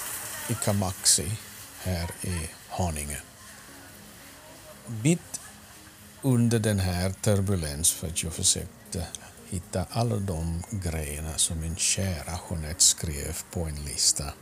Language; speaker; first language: Swedish; non-native, fluent; Afrikaans